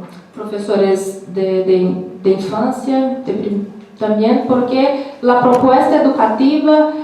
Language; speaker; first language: Spanish; non-native, learner; Portuguese